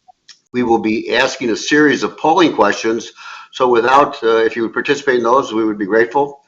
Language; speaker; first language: English; native; English